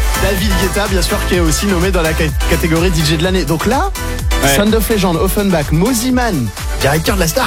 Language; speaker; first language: French; native; French